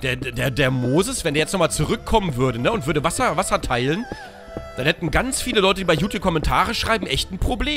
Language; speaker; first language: German; native; German